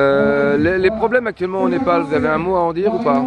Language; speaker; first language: French; native; French